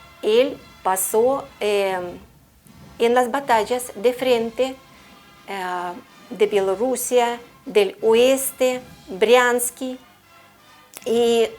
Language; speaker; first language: Spanish; non-native, fluent; Russian